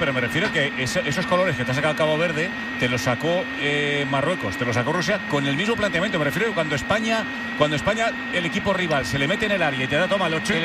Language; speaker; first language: Spanish; native; Spanish